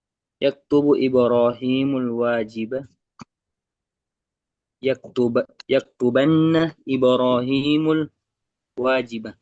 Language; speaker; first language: Arabic; non-native, learner; Indonesian